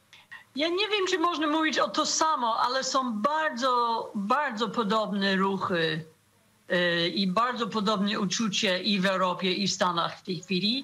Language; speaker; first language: Polish; non-native, fluent; English